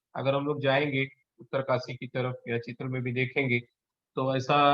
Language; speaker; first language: Hindi; non-native, local second language; Marathi